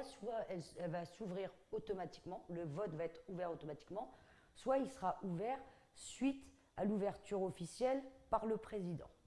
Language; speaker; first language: French; native; French